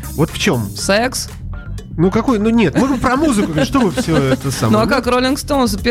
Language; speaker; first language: Russian; native; Russian